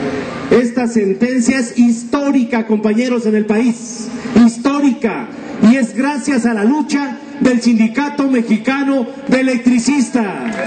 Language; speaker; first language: Spanish; native; Spanish